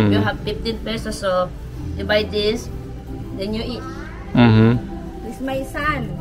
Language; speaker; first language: English; non-native, learner; Filipino